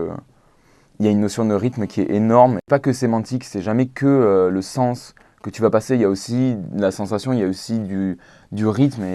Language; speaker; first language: French; native; French